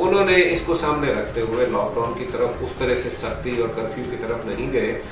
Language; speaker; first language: Urdu; native; Urdu